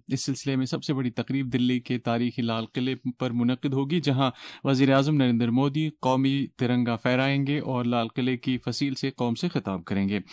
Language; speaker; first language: Urdu; non-native, local second language; Kashmiri